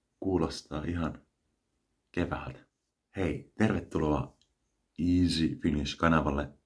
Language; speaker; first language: Finnish; native; Finnish